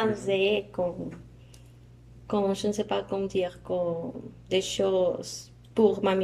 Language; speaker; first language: French; non-native, learner; Spanish